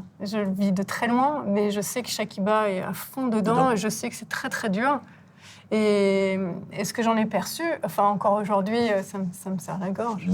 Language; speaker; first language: French; native; French